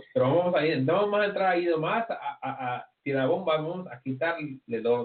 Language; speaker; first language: Spanish; early bilingual, heritage; Spanish